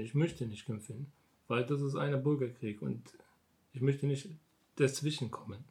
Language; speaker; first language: German; non-native, learner; Arabic